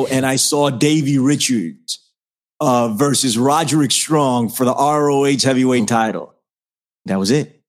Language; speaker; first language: English; native; English